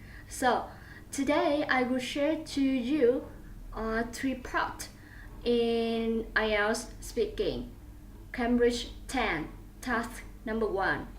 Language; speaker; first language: English; non-native, learner; Vietnamese